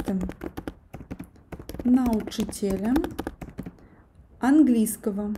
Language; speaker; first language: Polish; non-native, learner; Russian